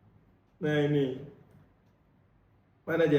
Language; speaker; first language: Indonesian; native; Indonesian